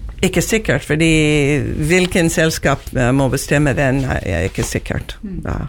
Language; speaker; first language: Norwegian; non-native, learner; English